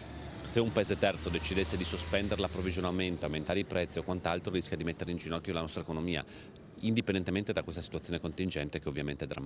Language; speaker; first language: Italian; native; Italian